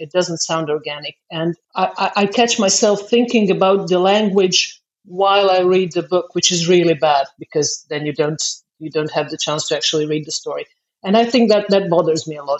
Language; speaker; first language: English; non-native, fluent; Croatian